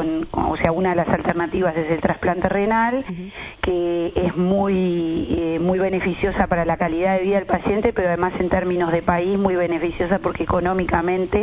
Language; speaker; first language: Spanish; native; Spanish